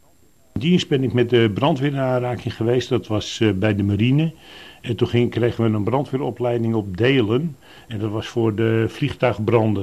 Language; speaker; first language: Dutch; native; Dutch